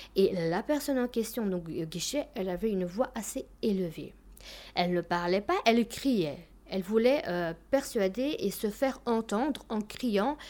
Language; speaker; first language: French; early bilingual, other home language; Albanian